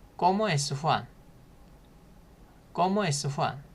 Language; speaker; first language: Spanish; non-native, fluent; Korean